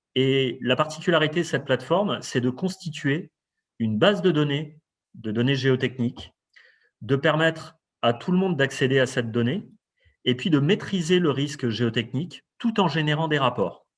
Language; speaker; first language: French; native; French